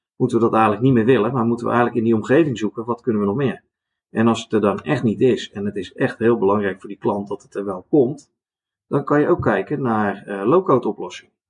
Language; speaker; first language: Dutch; native; Dutch